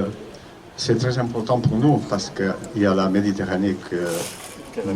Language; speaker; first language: French; non-native, learner; Catalan